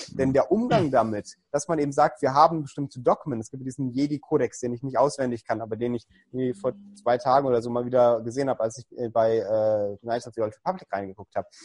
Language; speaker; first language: German; native; German